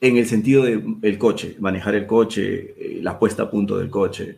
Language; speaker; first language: Spanish; native; Spanish